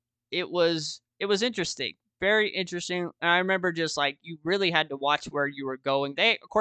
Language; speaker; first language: English; native; English